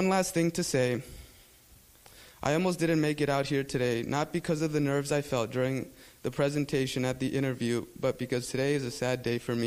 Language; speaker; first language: English; early bilingual, other home language; Spanish